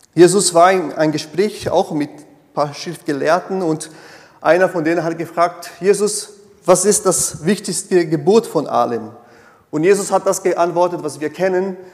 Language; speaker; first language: German; non-native, fluent; Portuguese